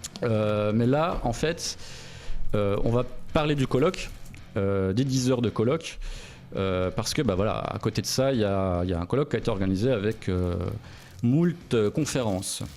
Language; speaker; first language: French; native; French